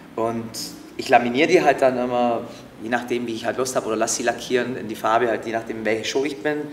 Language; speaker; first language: German; early bilingual, other home language; Turkish